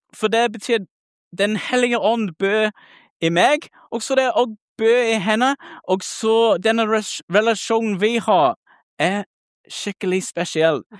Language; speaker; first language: Norwegian; non-native, learner; English